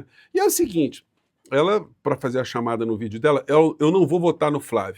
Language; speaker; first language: Portuguese; native; Portuguese